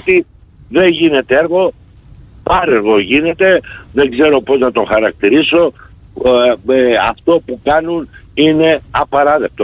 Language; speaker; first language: Greek; native; Greek